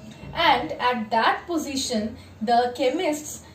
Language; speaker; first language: English; non-native, local second language; Bangla